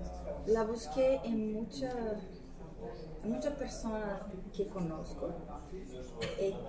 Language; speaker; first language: Spanish; non-native, fluent; Portuguese